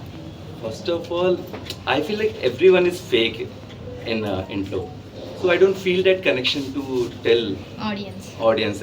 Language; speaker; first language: Telugu; non-native, learner; Hindi